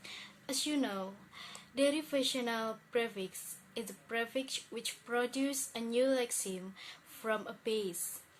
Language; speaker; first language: English; non-native, learner; Indonesian